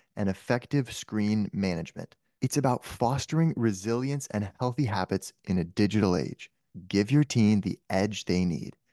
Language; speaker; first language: English; native; English